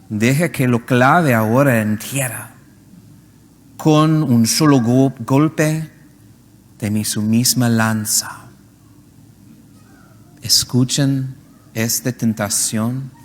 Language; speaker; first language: Spanish; non-native, learner; English